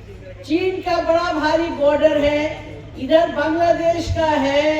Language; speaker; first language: Hindi; non-native, local second language; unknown